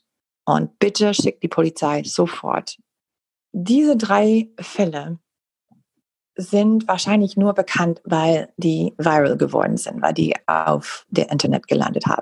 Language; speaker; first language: German; non-native, fluent; English